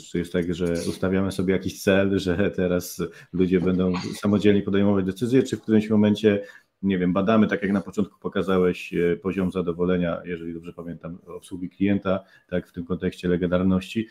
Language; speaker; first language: Polish; native; Polish